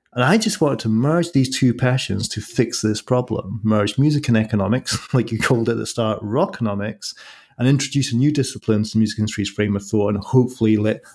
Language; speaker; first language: English; native; English